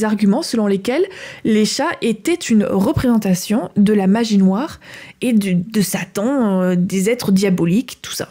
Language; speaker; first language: French; native; French